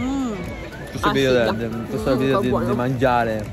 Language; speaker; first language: Italian; non-native, fluent; Spanish